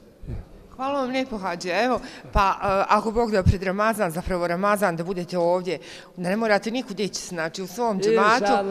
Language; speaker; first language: Croatian; native; Croatian